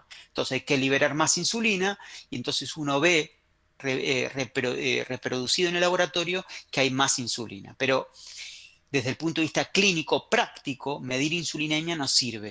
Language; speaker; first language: Spanish; native; Spanish